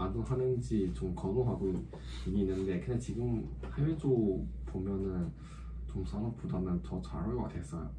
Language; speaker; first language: Korean; non-native, learner; Chinese